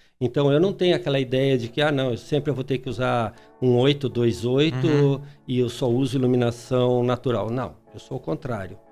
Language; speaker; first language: Portuguese; early bilingual, other home language; Spanish